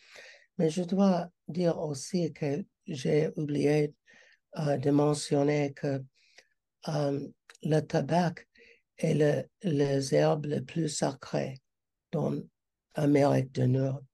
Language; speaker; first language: French; non-native, learner; English